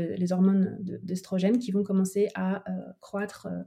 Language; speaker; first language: French; native; French